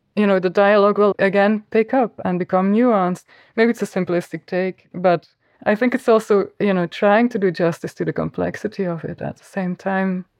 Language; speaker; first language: English; non-native, fluent; Dutch